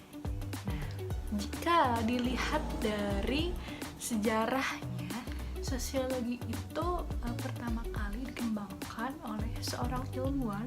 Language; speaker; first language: Indonesian; native; Indonesian